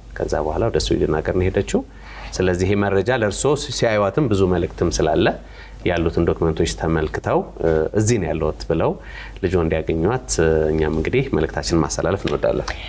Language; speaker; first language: Amharic; native; Amharic